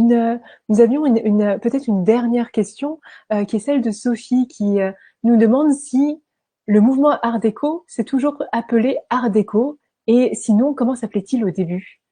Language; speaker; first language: French; native; French